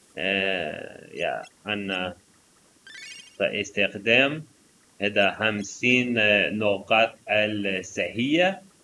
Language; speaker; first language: Arabic; non-native, learner; English